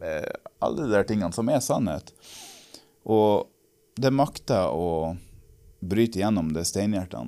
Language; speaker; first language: Norwegian; native; Norwegian